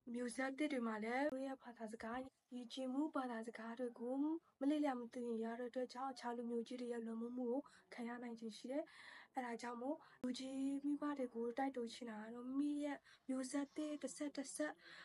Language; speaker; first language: Burmese; non-native, local second language; S'gaw Karen